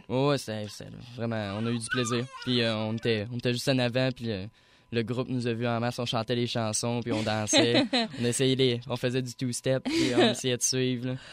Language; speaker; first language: French; native; French